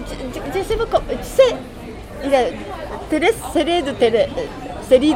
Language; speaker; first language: French; non-native, learner; Japanese